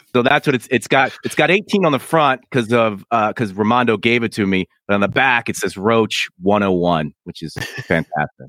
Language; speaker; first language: English; native; English